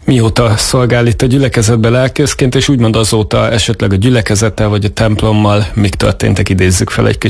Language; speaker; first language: Hungarian; native; Hungarian